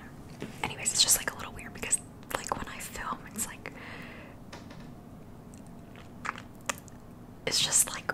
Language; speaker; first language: English; native; English